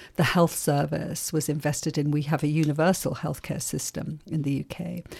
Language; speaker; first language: English; native; English